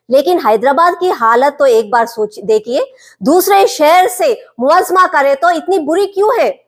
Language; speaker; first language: Hindi; non-native, local second language; Telugu